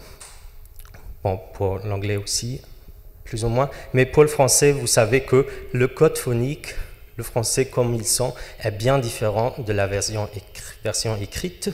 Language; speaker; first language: French; non-native, fluent; German